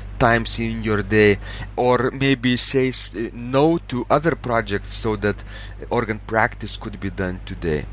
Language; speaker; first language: English; non-native, fluent; Lithuanian